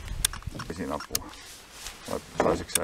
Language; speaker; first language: Finnish; native; Finnish